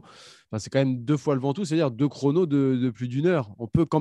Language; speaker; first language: French; native; French